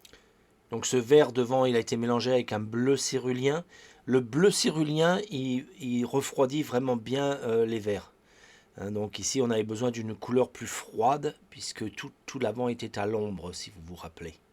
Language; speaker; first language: French; native; French